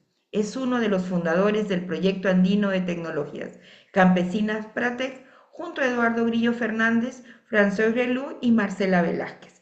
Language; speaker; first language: Spanish; native; Spanish